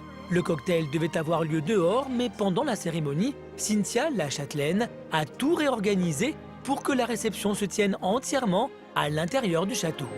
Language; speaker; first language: French; native; French